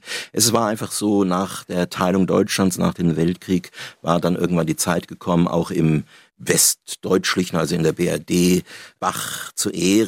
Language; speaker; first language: German; native; German